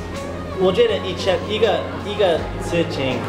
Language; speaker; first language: Chinese; non-native, learner; English